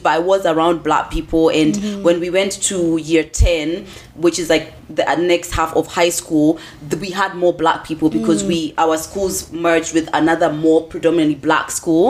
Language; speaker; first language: English; native; English